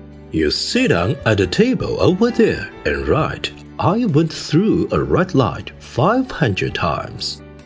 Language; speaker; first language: English; non-native, fluent; Chinese